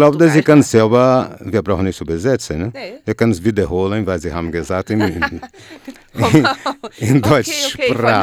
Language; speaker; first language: German; non-native, learner; Portuguese